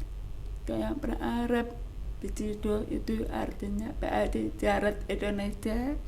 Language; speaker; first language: Indonesian; non-native, local second language; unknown